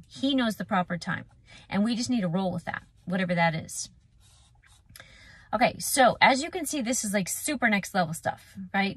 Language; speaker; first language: English; native; English